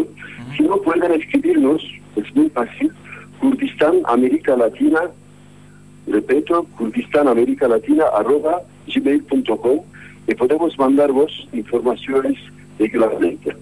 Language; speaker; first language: Spanish; non-native, fluent; Kurdish